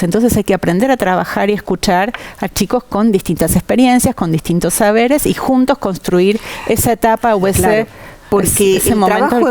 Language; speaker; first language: Spanish; native; Spanish